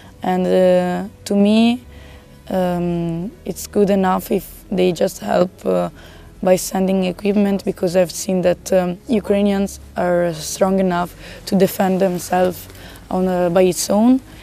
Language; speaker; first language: English; non-native, fluent; Italian